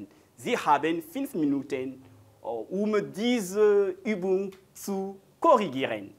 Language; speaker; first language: German; non-native, learner; French